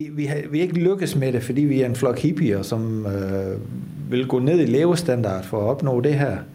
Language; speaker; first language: Danish; non-native, fluent; Dutch